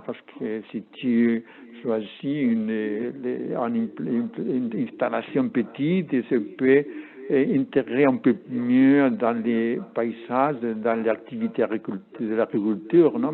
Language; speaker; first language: French; non-native, learner; Spanish